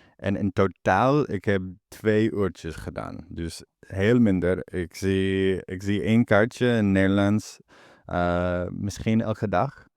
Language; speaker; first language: Dutch; non-native, learner; English